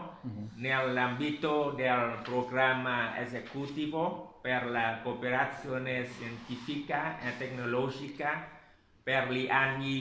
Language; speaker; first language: Italian; non-native, learner; Vietnamese